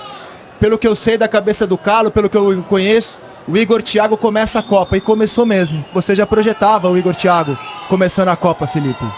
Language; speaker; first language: Portuguese; native; Portuguese